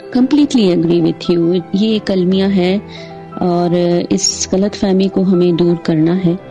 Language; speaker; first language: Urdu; non-native, local second language; Sindhi